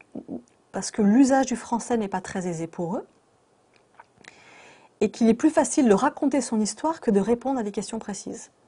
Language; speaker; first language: French; native; French